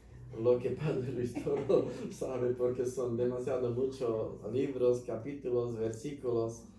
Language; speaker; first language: Spanish; non-native, fluent; Slovak